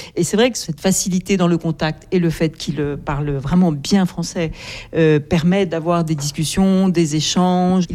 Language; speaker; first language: French; native; French